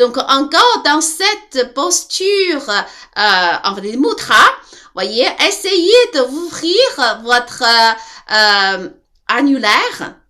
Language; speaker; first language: French; non-native, learner; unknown